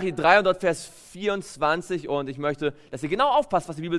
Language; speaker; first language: German; native; German